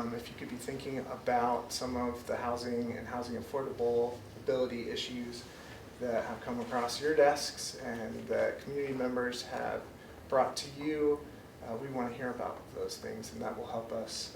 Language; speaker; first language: English; native; English